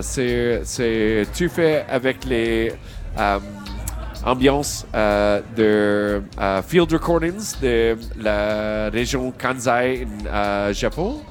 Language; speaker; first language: French; non-native, learner; English